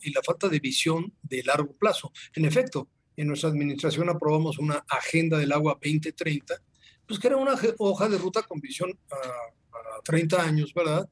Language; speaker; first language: Spanish; native; Spanish